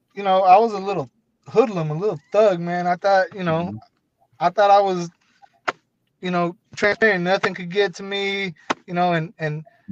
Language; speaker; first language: English; native; English